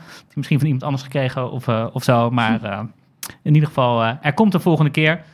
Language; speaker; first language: Dutch; native; Dutch